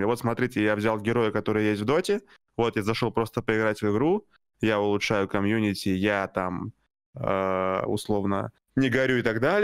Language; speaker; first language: Russian; native; Russian